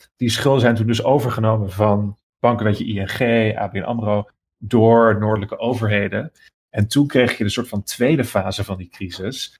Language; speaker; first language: Dutch; native; Dutch